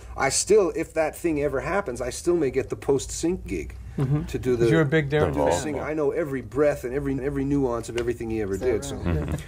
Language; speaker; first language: English; native; English